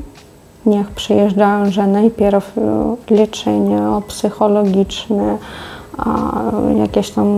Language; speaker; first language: Polish; non-native, fluent; Russian